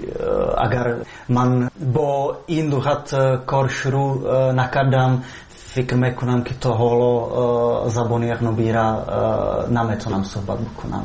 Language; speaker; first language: Persian; non-native, fluent; Slovak